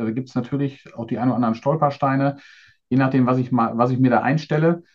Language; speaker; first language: German; native; German